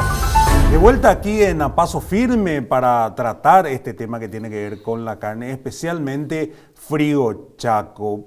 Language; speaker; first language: Spanish; native; Spanish